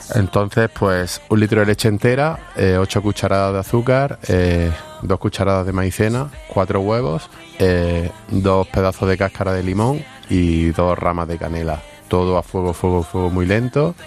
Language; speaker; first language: Spanish; native; Spanish